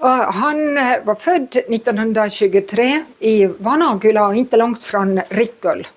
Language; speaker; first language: Swedish; non-native, fluent; Estonian